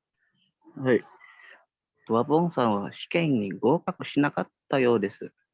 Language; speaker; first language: Japanese; non-native, learner; Indonesian